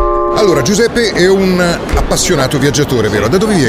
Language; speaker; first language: Italian; native; Italian